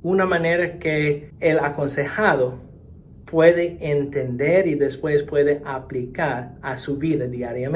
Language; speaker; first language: Spanish; non-native, fluent; English